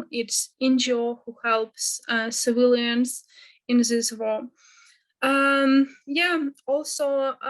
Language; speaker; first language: English; non-native, fluent; Ukrainian